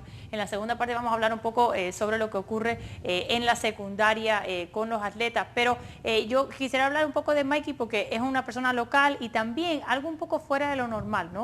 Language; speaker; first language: Spanish; early bilingual, other home language; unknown